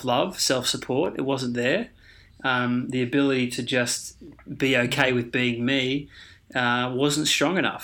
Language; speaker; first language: English; native; English